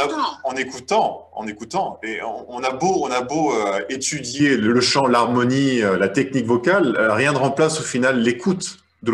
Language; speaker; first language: French; native; French